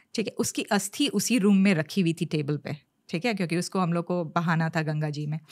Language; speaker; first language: Hindi; native; Hindi